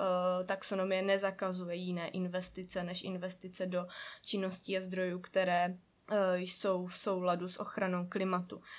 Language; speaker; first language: Czech; native; Czech